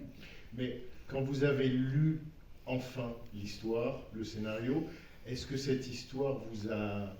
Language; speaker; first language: French; native; French